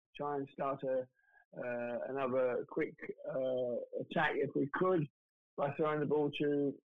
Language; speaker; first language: English; native; English